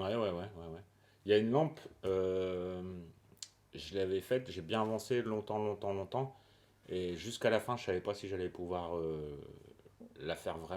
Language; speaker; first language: French; native; French